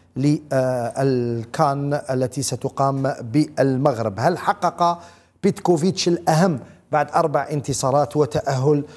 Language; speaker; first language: Arabic; native; Arabic